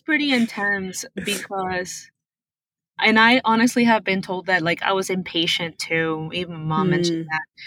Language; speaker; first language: English; early bilingual, other home language; Spanish